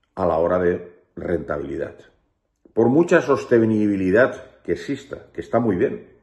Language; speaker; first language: Spanish; native; Spanish